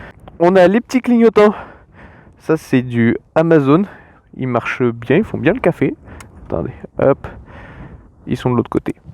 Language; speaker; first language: French; native; French